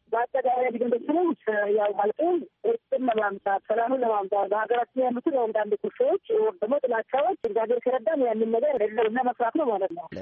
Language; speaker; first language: Amharic; non-native, local second language; Oromo